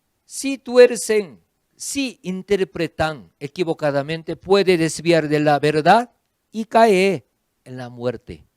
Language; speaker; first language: Spanish; non-native, fluent; Korean